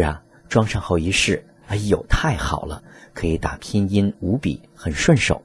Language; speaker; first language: Chinese; native; Chinese